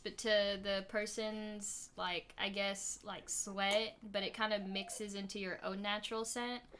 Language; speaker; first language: English; native; English